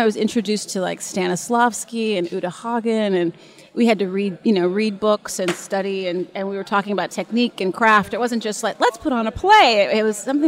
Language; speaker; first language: English; native; English